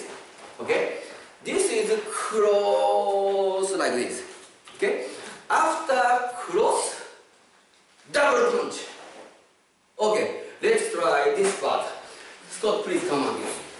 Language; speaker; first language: English; non-native, fluent; Japanese